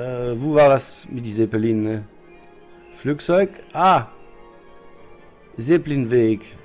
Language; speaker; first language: German; non-native, learner; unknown